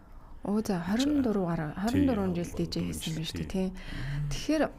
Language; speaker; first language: Mongolian; native; Mongolian